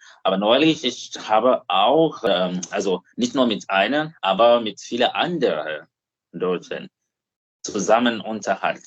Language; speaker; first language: German; non-native, fluent; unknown